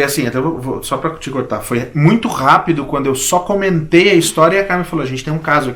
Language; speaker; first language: Portuguese; native; Portuguese